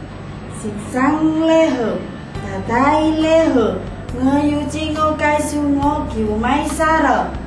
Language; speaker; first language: Chinese; non-native, learner; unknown